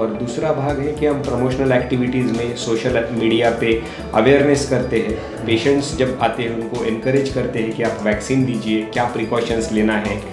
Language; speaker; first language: Hindi; non-native, local second language; Marathi